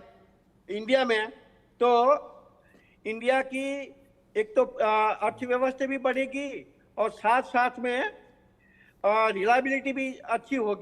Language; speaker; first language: Hindi; non-native, local second language; Gujarati